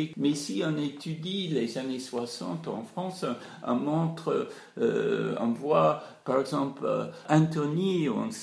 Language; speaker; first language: French; non-native, fluent; English